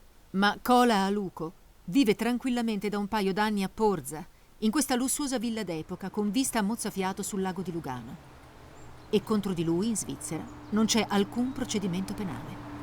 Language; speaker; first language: Italian; native; Italian